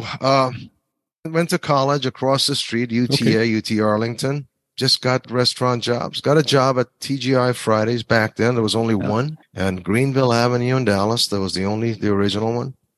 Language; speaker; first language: English; non-native, fluent; Persian